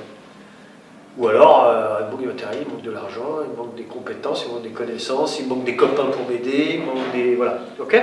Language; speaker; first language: French; native; French